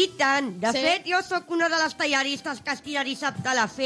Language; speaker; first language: Catalan; native; Catalan